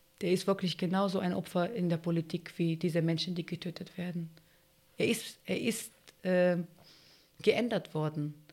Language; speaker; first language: German; non-native, fluent; Kurdish